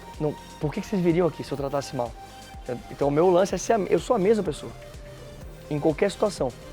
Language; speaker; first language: Portuguese; native; Portuguese